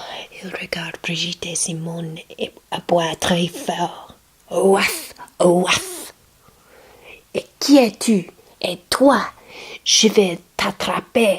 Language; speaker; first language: French; non-native, learner; English